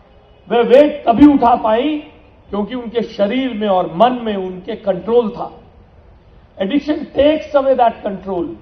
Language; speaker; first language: Hindi; native; Hindi